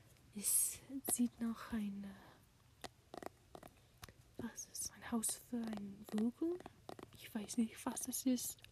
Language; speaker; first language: German; non-native, learner; English